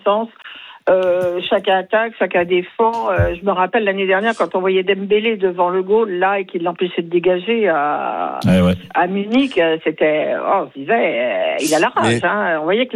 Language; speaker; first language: French; native; French